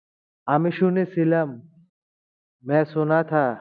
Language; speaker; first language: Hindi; non-native, learner; Bangla